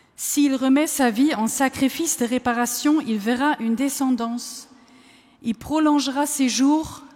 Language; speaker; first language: French; non-native, fluent; German